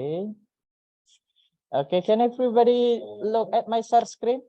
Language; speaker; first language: English; non-native, fluent; Indonesian